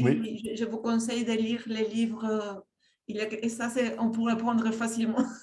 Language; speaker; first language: French; non-native, fluent; Spanish